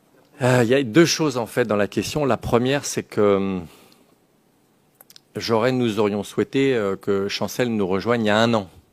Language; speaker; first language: French; native; French